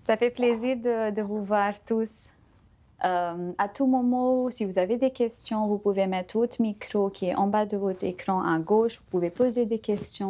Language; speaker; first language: French; non-native, fluent; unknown